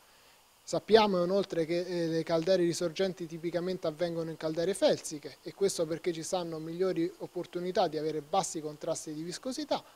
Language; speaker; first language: Italian; native; Italian